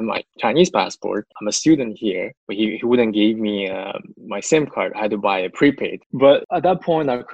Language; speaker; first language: English; non-native, fluent; Chinese